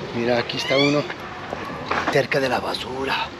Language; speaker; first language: Spanish; non-native, learner; English